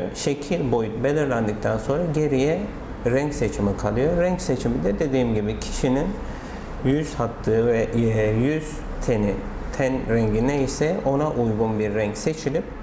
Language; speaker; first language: Turkish; native; Turkish